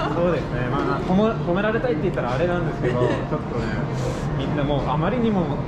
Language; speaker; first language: Japanese; non-native, fluent; English